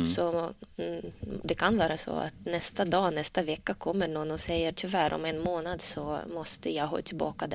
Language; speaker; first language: Swedish; non-native, learner; Russian